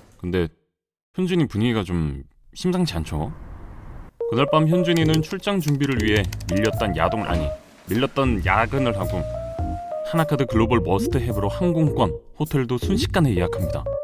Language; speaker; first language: Korean; native; Korean